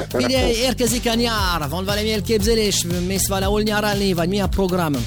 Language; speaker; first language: Hungarian; non-native, learner; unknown